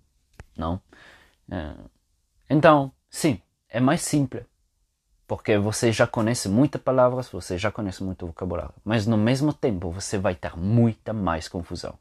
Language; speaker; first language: Portuguese; non-native, fluent; Italian